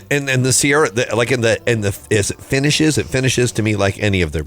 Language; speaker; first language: English; native; English